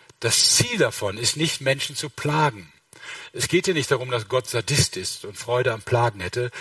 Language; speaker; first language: German; native; German